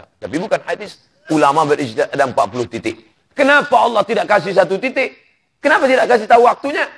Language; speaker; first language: Indonesian; native; Indonesian